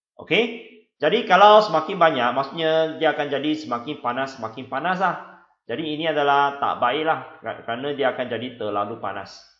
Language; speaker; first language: Malay; non-native, local second language; Chinese